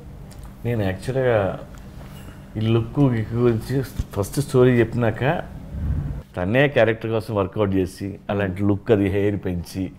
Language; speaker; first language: Telugu; native; Telugu